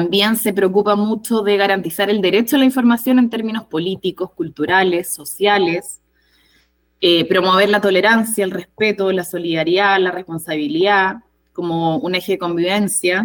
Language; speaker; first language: Spanish; native; Spanish